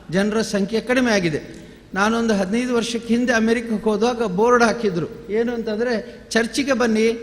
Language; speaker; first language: Kannada; non-native, local second language; Tulu